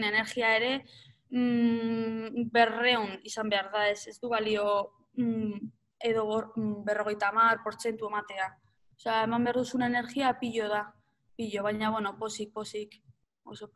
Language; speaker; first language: Basque; non-native, local second language; Spanish